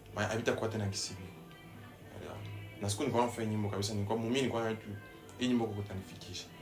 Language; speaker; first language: Swahili; native; Swahili